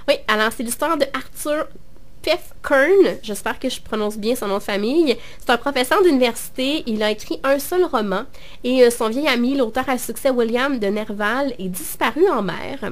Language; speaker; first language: French; native; French